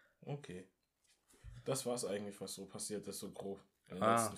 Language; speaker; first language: German; non-native, local second language; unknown